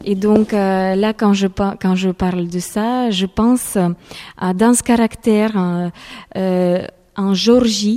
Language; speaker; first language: French; non-native, fluent; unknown